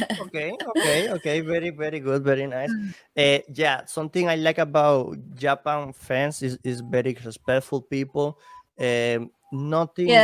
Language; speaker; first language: English; non-native, learner; Spanish